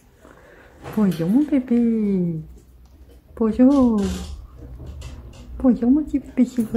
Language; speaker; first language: French; native; French